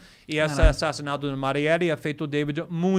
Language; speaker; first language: Portuguese; non-native, fluent; English